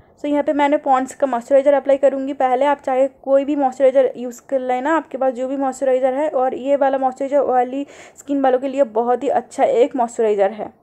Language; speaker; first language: Hindi; non-native, local second language; Bangla